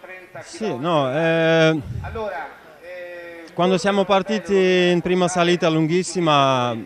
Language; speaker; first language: Italian; non-native, learner; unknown